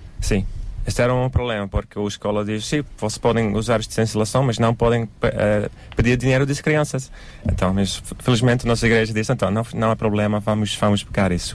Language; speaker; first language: Portuguese; non-native, learner; Dutch